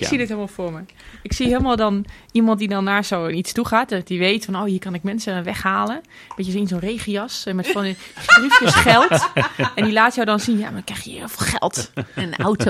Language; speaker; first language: Dutch; native; Dutch